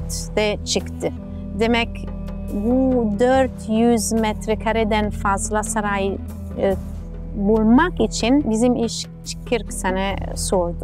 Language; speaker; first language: Turkish; non-native, fluent; Italian